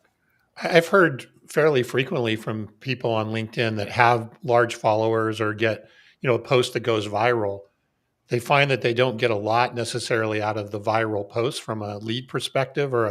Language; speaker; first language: English; native; English